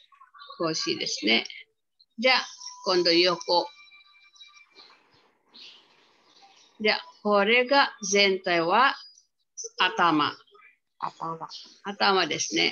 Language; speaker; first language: Japanese; non-native, fluent; Filipino